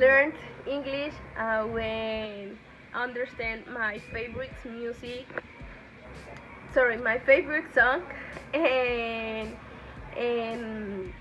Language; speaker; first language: English; non-native, learner; Spanish